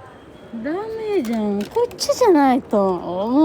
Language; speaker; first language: Japanese; non-native, fluent; Filipino